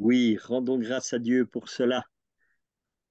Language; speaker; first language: French; native; French